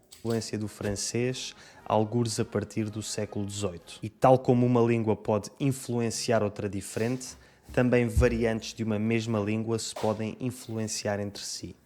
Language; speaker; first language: Portuguese; native; Portuguese